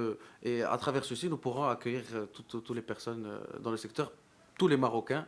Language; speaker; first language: French; non-native, local second language; Arabic